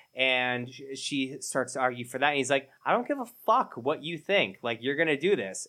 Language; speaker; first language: English; native; English